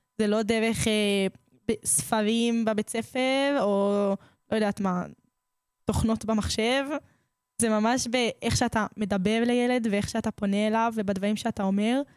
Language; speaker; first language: Hebrew; native; Hebrew